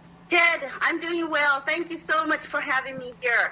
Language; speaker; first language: English; non-native, fluent; Japanese